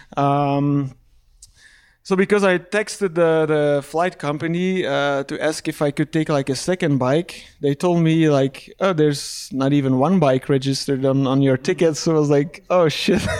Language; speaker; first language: English; non-native, fluent; Dutch